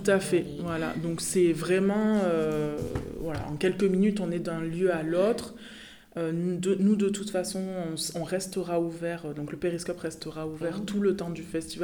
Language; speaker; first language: French; native; French